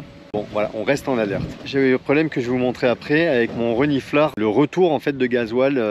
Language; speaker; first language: French; native; French